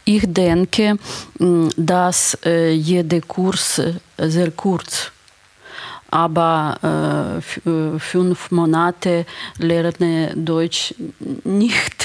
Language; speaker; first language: German; non-native, learner; Ukrainian